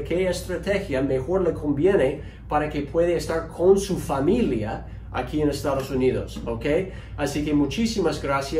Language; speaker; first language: Spanish; non-native, fluent; English